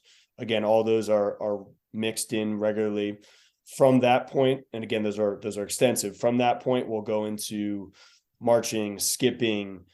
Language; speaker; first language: English; native; English